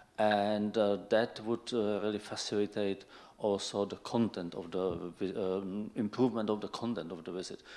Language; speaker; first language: English; non-native, fluent; Czech